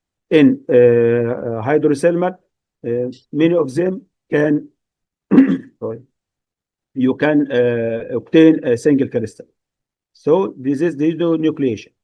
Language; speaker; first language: English; non-native, fluent; Arabic